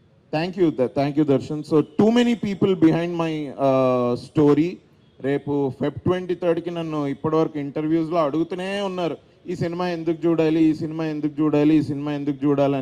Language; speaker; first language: Telugu; native; Telugu